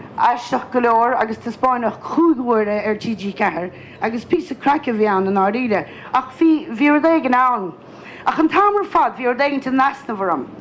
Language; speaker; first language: Irish; native; Irish